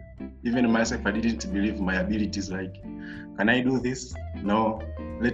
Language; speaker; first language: English; non-native, local second language; Swahili